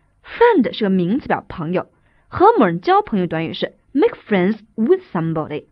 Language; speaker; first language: Chinese; native; Chinese